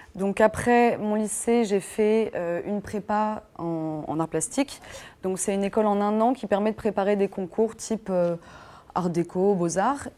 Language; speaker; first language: French; native; French